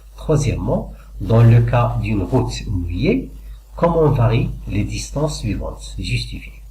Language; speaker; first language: French; non-native, local second language; Arabic